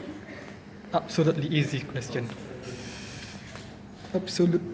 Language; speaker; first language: English; non-native, learner; Indonesian